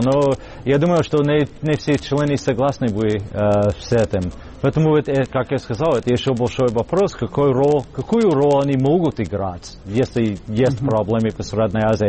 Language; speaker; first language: Russian; non-native, fluent; English